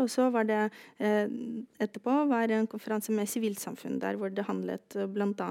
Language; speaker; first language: Norwegian; non-native, fluent; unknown